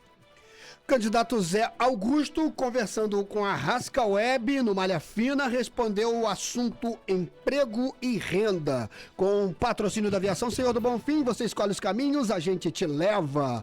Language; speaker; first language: Portuguese; native; Portuguese